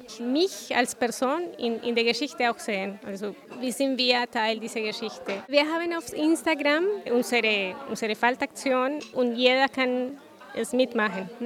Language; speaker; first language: German; non-native, fluent; Spanish